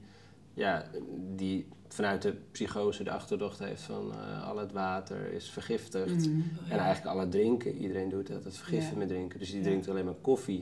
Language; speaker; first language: Dutch; native; Dutch